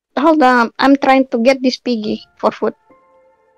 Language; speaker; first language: English; non-native, learner; Indonesian